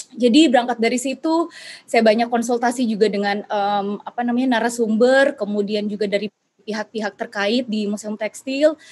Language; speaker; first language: Indonesian; native; Indonesian